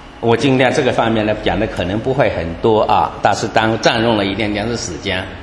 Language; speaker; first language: Chinese; native; Chinese